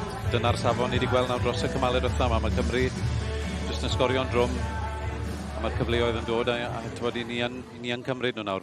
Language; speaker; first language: Welsh; native; Welsh